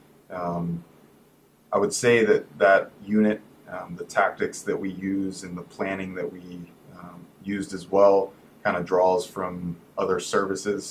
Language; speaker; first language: English; native; English